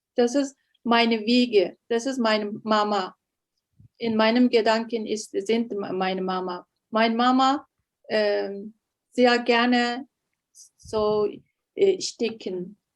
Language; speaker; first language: German; non-native, learner; Uyghur